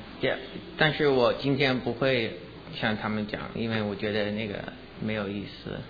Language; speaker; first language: Chinese; early bilingual, heritage; English